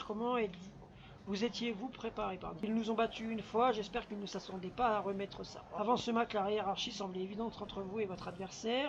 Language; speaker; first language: French; native; French